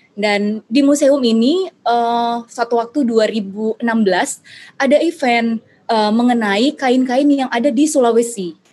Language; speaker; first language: Indonesian; native; Indonesian